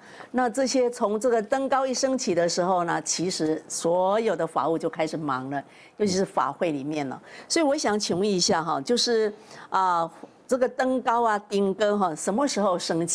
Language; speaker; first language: Chinese; native; Chinese